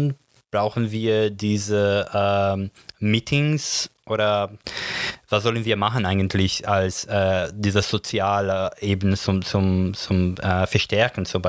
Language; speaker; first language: German; non-native, learner; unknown